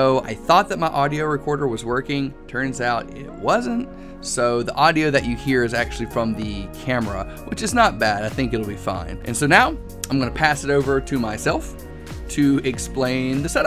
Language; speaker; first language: English; native; English